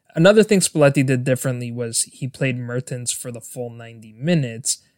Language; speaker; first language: English; native; English